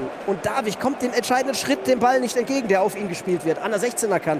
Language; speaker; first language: German; native; German